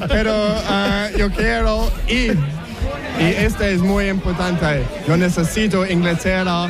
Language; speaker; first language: Spanish; non-native, learner; English